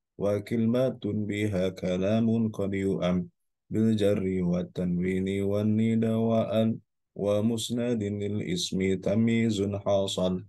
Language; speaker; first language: Arabic; non-native, fluent; Indonesian